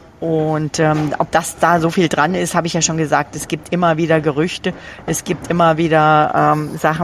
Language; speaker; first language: German; native; German